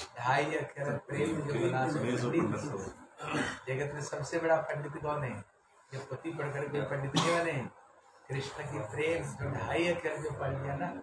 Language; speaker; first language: Hindi; non-native, local second language; Bangla